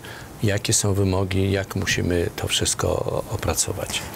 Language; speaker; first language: Polish; native; Polish